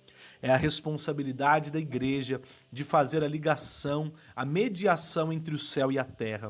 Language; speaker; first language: Portuguese; native; Portuguese